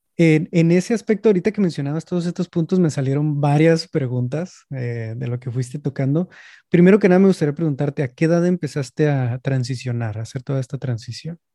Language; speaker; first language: Spanish; native; Spanish